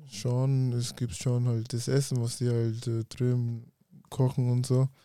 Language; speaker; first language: German; early bilingual, other home language; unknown